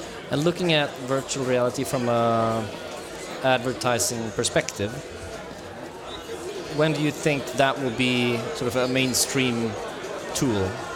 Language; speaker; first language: English; non-native, fluent; Swedish